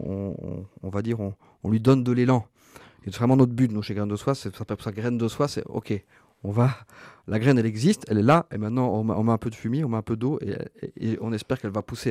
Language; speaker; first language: French; native; French